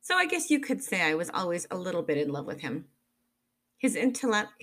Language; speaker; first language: English; native; English